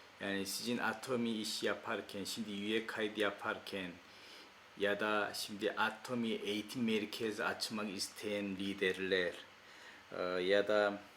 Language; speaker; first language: Turkish; non-native, fluent; Korean